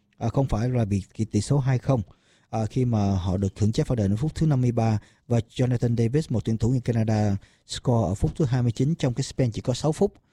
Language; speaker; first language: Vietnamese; early bilingual, heritage; Vietnamese